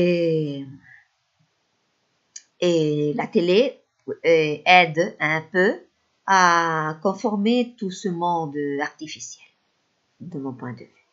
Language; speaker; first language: French; non-native, fluent; Spanish